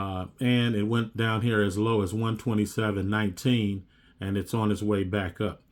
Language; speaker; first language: English; native; English